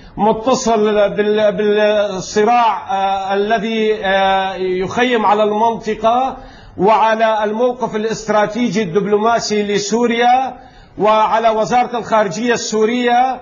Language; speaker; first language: Arabic; non-native, local second language; Kurdish